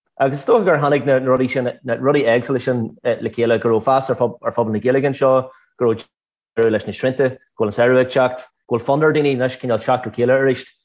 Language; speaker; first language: Irish; native; Irish